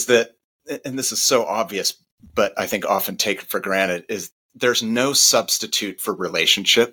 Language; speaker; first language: English; native; English